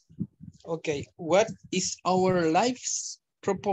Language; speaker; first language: English; non-native, learner; Spanish